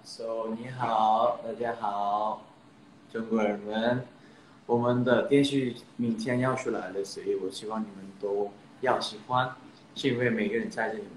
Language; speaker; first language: Chinese; non-native, learner; Thai